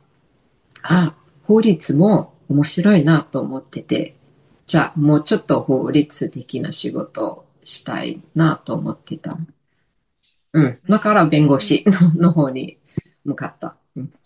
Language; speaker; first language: Japanese; non-native, fluent; English